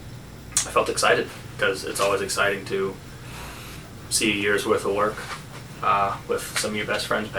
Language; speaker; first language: English; native; English